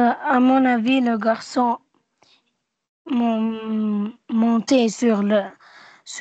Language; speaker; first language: French; non-native, learner; Arabic